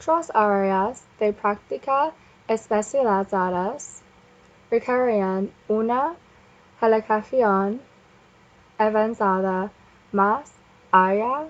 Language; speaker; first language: Spanish; non-native, learner; English